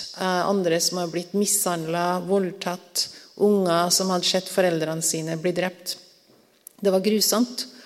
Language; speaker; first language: Norwegian; native; Norwegian